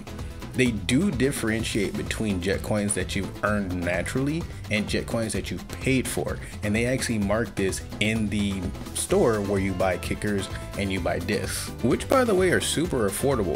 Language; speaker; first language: English; native; English